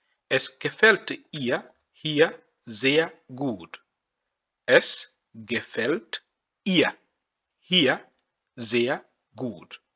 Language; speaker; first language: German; non-native, fluent; French